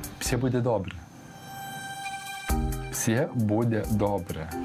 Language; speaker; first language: Ukrainian; non-native, learner; Lithuanian